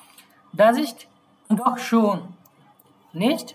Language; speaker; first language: German; non-native, learner; Bangla